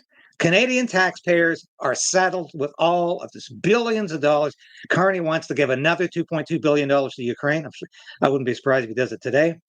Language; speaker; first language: English; native; English